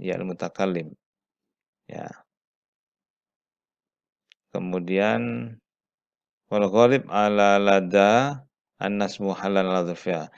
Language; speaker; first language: Arabic; non-native, fluent; Indonesian